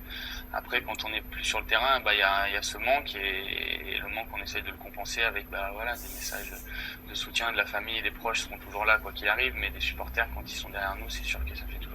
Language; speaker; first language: French; native; French